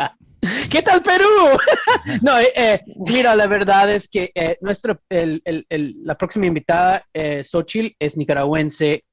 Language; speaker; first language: Spanish; non-native, fluent; English